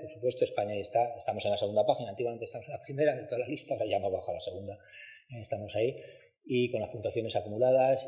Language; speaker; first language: Spanish; native; Spanish